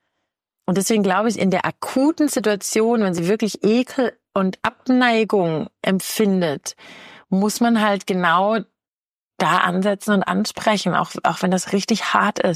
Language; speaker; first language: German; native; German